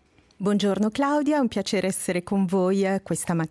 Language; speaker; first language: Italian; native; Italian